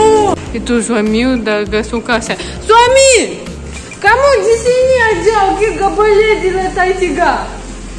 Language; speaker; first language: Indonesian; non-native, learner; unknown